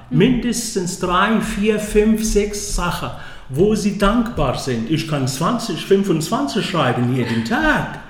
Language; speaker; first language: German; non-native, fluent; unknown